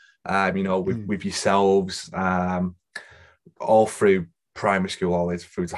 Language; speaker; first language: English; native; English